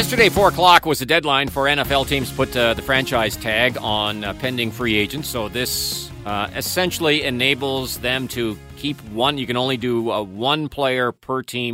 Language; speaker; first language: English; native; English